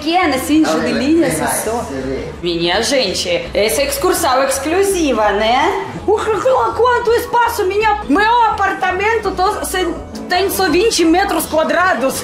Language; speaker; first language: Portuguese; non-native, fluent; Russian